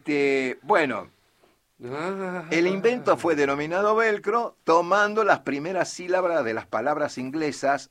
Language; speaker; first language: Spanish; native; Spanish